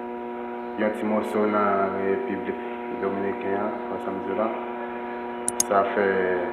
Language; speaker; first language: French; non-native, learner; Haitian Creole